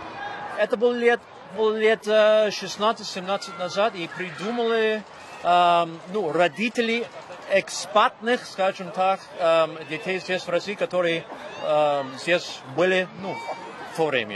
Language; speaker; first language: Russian; non-native, fluent; English